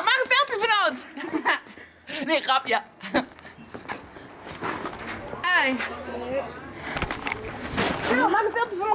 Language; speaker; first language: Dutch; native; Dutch